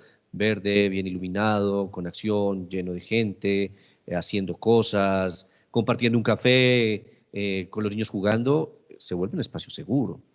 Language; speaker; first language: Spanish; native; Spanish